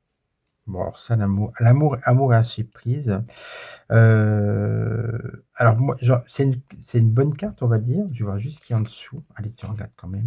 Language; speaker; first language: French; native; French